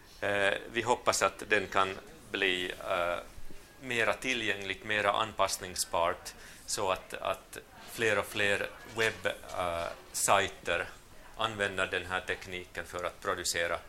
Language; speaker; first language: Swedish; non-native, local second language; Finnish